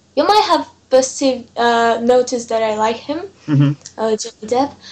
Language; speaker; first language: English; non-native, fluent; Portuguese